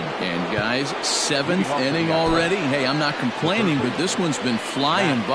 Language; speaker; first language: English; native; English